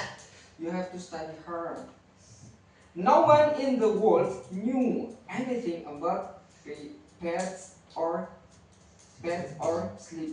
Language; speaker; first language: English; non-native, learner; Indonesian